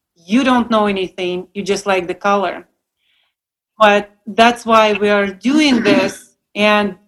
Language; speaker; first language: English; non-native, fluent; Russian